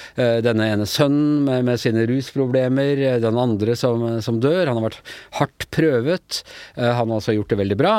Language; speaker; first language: Norwegian; native; Norwegian